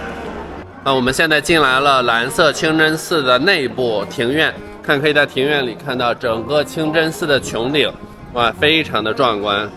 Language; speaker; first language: Chinese; native; Chinese